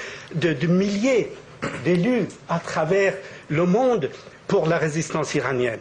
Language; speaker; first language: French; native; French